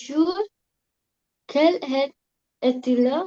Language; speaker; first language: French; non-native, learner; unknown